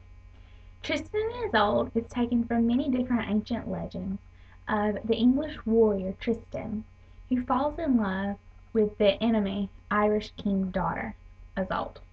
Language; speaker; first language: English; native; English